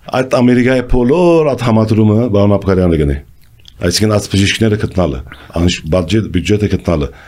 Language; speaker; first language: Armenian; early bilingual, heritage; Armenian